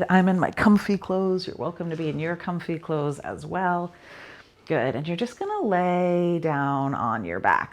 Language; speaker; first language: English; native; English